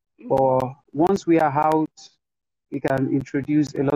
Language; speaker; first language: English; non-native, local second language; Yoruba